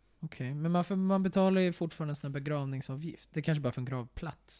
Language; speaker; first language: Swedish; native; Swedish